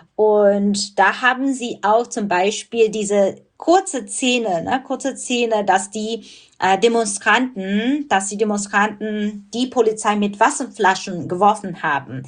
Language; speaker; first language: German; non-native, fluent; Burmese